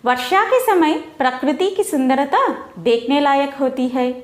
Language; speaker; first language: Hindi; non-native, local second language; Telugu